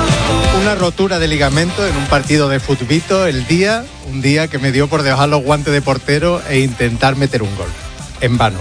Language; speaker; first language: Spanish; native; Spanish